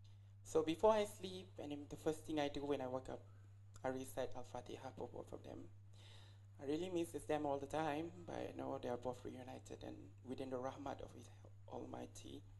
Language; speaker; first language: English; non-native, local second language; Malay